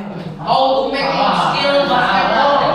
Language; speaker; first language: English; non-native, learner; Indonesian